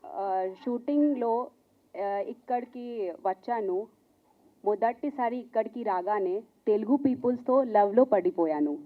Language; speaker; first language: Telugu; non-native, local second language; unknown